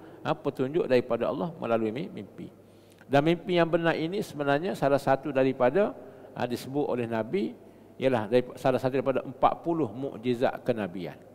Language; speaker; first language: Malay; native; Malay